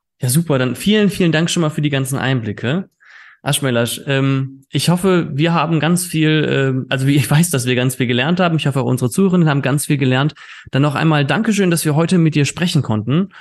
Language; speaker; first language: German; native; German